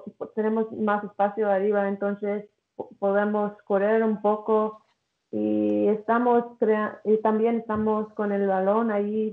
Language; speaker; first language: Spanish; early bilingual, heritage; English